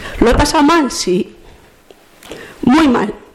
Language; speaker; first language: Spanish; native; Spanish